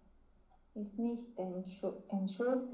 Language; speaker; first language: German; non-native, learner; Romanian